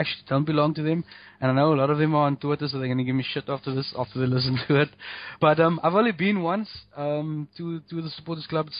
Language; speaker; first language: English; native; English